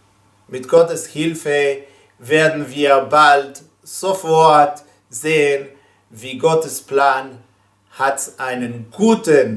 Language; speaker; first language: German; non-native, fluent; Hebrew